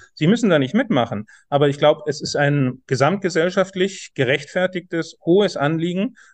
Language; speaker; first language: German; native; German